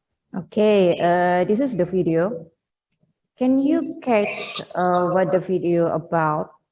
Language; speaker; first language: English; non-native, fluent; Indonesian